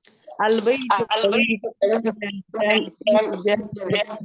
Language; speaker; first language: Arabic; non-native, learner; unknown